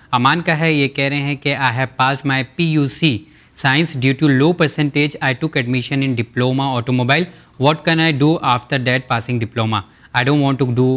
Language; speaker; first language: Hindi; native; Hindi